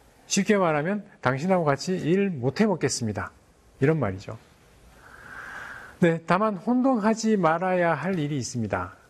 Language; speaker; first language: Korean; native; Korean